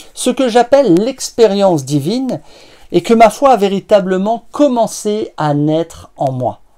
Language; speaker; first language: French; native; French